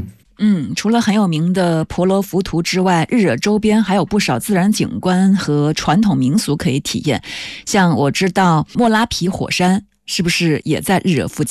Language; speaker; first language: Chinese; native; Chinese